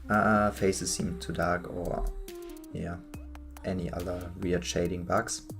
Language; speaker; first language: English; non-native, fluent; German